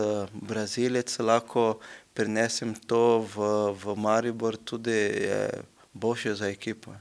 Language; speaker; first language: Slovenian; non-native, learner; Portuguese